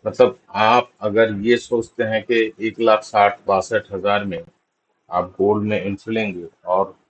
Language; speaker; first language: Hindi; non-native, local second language; Bangla